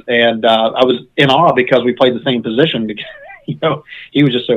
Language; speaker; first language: English; native; English